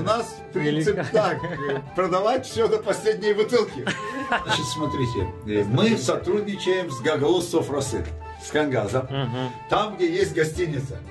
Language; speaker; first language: Russian; non-native, local second language; Gagauz